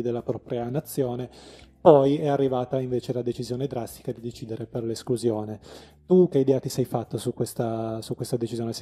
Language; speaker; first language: Italian; native; Italian